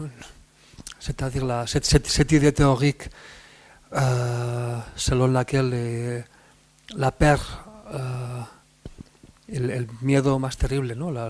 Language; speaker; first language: French; non-native, fluent; Spanish